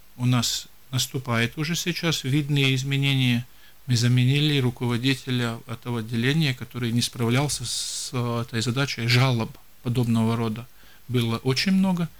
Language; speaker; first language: Russian; non-native, local second language; Latvian